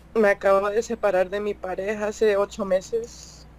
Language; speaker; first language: Spanish; early bilingual, heritage; Spanish